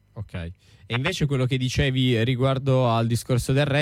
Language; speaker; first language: Italian; native; Italian